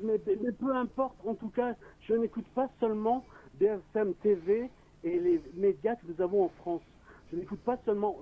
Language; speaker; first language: French; native; French